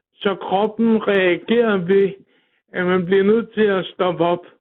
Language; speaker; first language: Danish; native; Danish